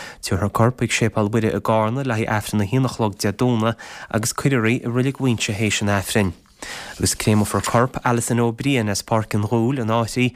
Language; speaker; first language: Irish; native; Irish